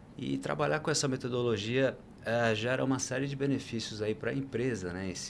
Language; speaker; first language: Portuguese; native; Portuguese